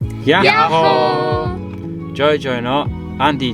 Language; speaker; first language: Japanese; early bilingual, other home language; English